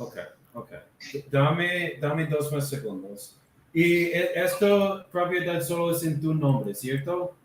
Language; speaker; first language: Spanish; non-native, learner; English